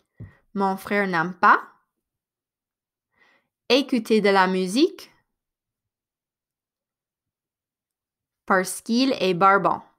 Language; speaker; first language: French; non-native, fluent; English